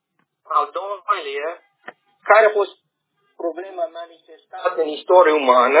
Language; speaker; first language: Romanian; non-native, learner; English